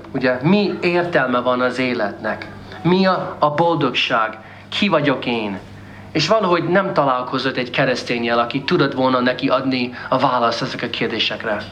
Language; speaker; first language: Hungarian; non-native, fluent; English